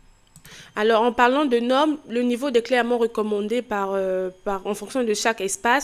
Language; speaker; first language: French; native; French